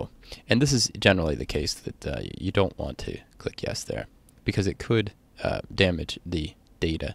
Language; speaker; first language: English; native; English